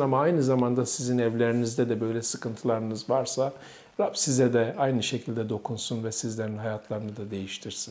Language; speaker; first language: Turkish; native; Turkish